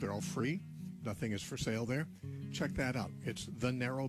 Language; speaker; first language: English; native; English